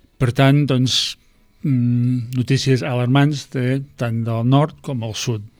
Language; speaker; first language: Catalan; non-native, fluent; English